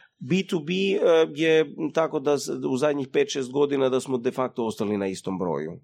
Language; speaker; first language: Croatian; early bilingual, heritage; Croatian